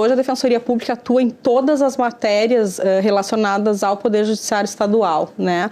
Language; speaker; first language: Portuguese; native; Portuguese